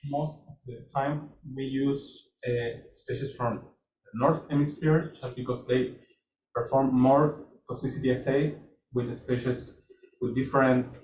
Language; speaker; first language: English; non-native, fluent; Spanish